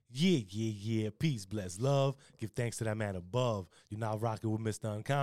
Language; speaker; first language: English; native; English